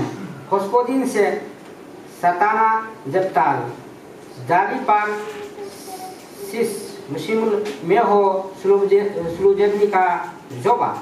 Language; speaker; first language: Czech; non-native, fluent; Ukrainian